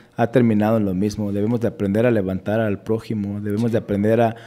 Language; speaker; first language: Spanish; native; Spanish